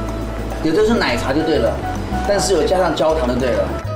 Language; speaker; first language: Chinese; native; Chinese